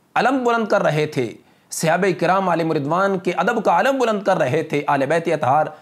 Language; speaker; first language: Urdu; non-native, local second language; Punjabi